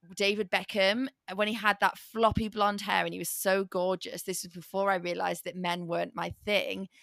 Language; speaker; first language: English; native; English